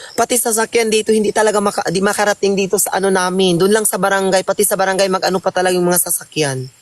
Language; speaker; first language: Filipino; non-native, local second language; Cebuano